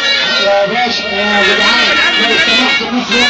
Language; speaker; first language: Arabic; native; Arabic